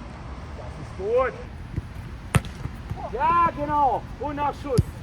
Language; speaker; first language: German; native; German